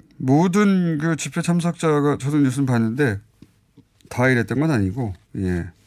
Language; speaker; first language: Korean; native; Korean